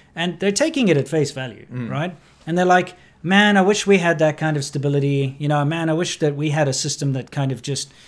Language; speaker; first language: English; native; English